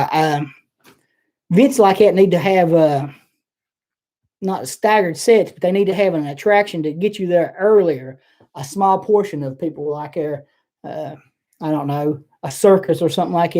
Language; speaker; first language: English; native; English